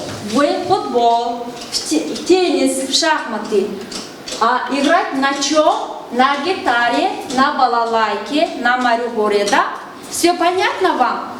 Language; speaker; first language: Russian; non-native, fluent; Mongolian